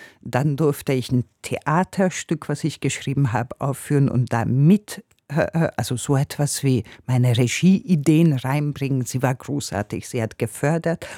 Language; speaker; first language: German; non-native, fluent; Hungarian